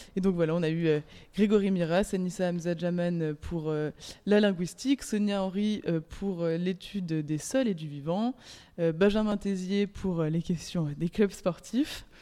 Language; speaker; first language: French; native; French